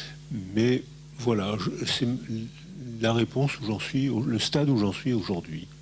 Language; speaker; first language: French; native; French